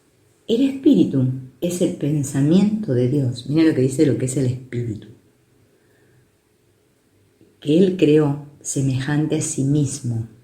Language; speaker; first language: Spanish; native; Spanish